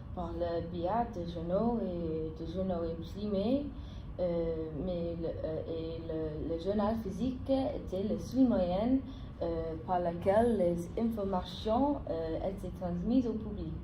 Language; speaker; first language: French; non-native, fluent; English